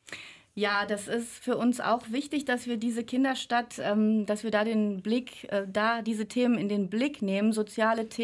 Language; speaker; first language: German; native; German